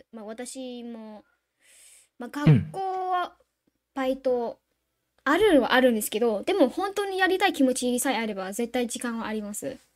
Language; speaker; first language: Japanese; non-native, fluent; Burmese